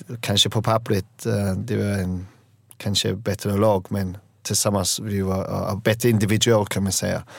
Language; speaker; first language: Swedish; non-native, learner; English